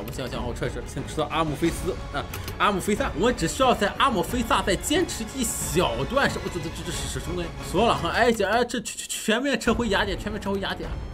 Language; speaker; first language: Chinese; native; Chinese